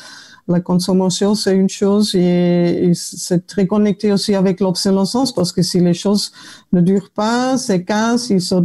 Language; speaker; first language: French; non-native, fluent; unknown